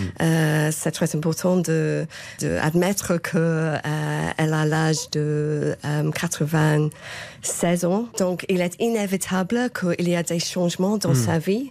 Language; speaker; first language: French; non-native, fluent; English